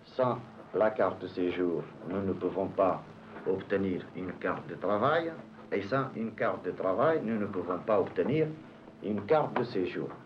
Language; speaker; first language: French; non-native, fluent; Portuguese